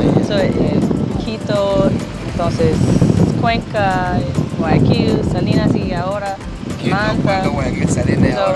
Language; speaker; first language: Spanish; non-native, learner; English